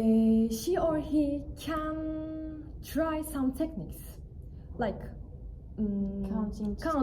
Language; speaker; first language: English; non-native, fluent; Turkish